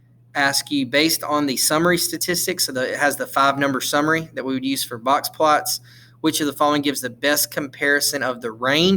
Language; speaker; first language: English; native; English